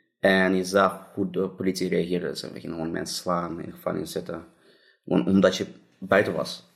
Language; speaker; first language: Dutch; non-native, fluent; Russian